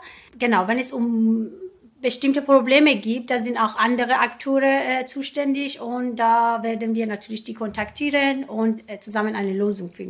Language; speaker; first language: German; non-native, fluent; Persian